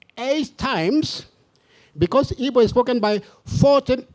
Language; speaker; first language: English; non-native, local second language; Swahili